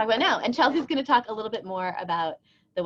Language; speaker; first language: English; native; English